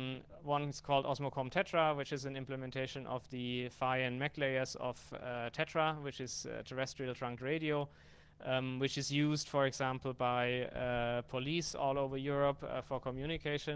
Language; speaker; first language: English; non-native, fluent; German